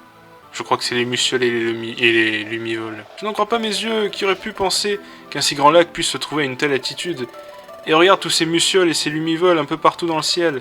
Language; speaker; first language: French; native; French